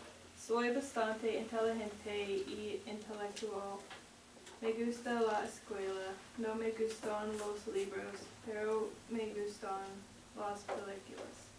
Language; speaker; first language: Spanish; non-native, learner; English